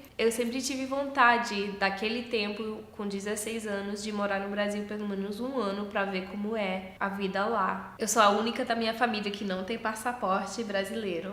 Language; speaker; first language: Portuguese; early bilingual, heritage; English